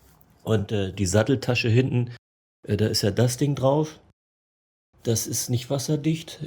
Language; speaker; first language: German; native; German